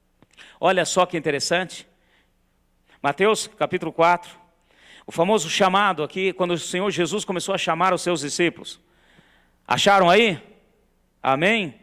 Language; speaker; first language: Portuguese; native; Portuguese